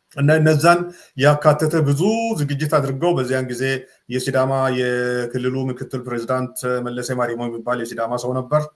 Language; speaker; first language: Amharic; non-native, local second language; Sidamo